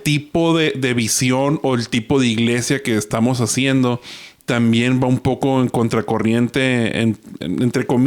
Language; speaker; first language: Spanish; native; Spanish